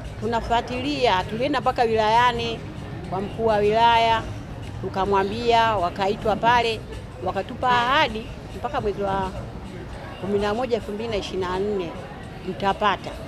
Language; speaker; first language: Swahili; native; Swahili